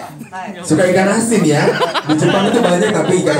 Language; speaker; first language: Indonesian; native; Indonesian